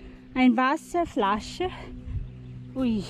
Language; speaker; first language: German; non-native, learner; Filipino